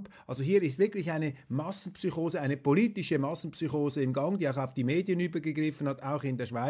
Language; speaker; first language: German; native; German